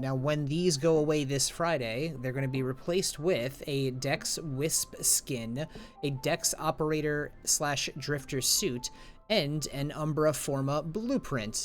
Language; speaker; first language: English; native; English